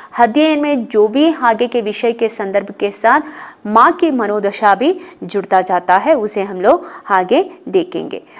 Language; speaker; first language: Hindi; non-native, local second language; Kannada